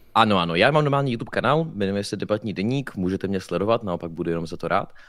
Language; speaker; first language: Czech; early bilingual, other home language; Russian